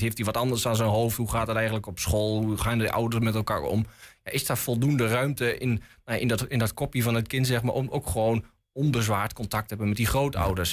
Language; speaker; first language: Dutch; native; Dutch